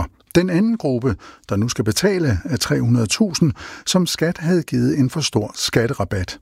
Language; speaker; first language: Danish; native; Danish